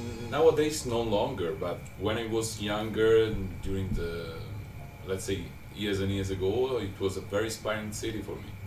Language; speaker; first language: English; non-native, fluent; Italian